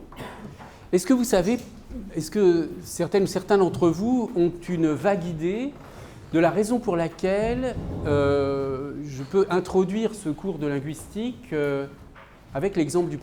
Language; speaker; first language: French; native; French